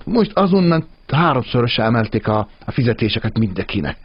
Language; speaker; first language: Hungarian; non-native, fluent; Arabic